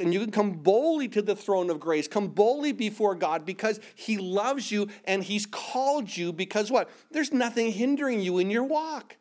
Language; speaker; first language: English; native; English